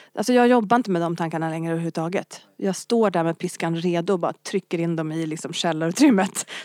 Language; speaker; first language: Swedish; non-native, local second language; French